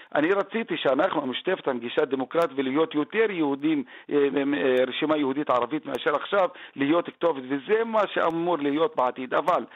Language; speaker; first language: Hebrew; non-native, local second language; Arabic